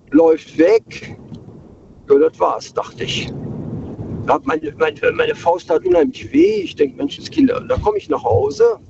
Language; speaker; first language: German; native; German